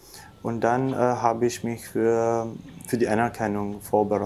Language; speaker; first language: German; non-native, fluent; Albanian